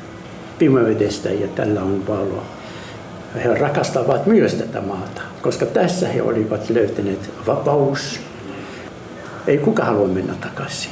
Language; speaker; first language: Finnish; non-native, learner; Arabic